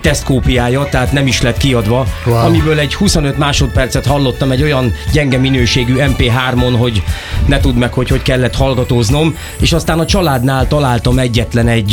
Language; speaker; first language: Hungarian; native; Hungarian